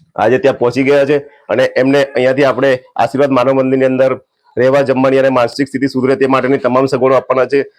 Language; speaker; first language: Gujarati; native; Gujarati